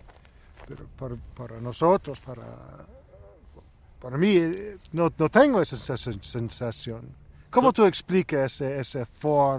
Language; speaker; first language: Spanish; non-native, learner; Greek